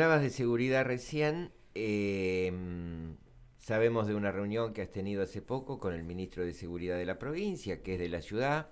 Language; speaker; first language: Spanish; native; Spanish